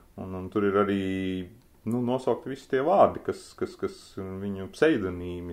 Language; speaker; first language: Latvian; native; Latvian